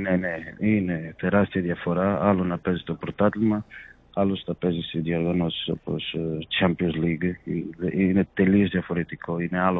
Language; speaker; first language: Greek; non-native, fluent; Portuguese